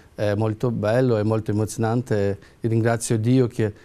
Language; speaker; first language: Italian; non-native, fluent; Ukrainian